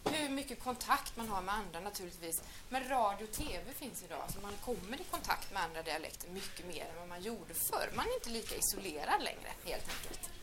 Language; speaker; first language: Swedish; native; Swedish